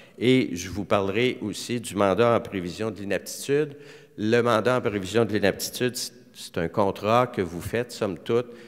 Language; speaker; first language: French; native; French